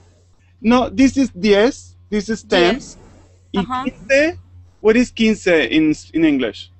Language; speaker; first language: English; non-native, fluent; Spanish